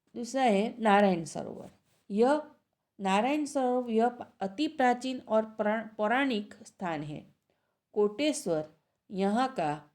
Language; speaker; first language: Hindi; non-native, local second language; Gujarati